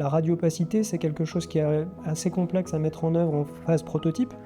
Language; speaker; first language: French; native; French